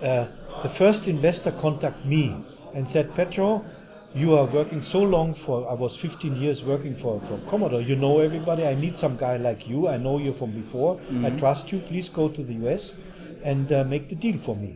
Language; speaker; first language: English; non-native, fluent; German